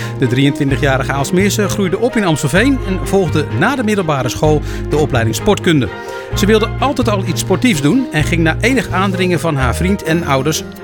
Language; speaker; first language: Dutch; native; Dutch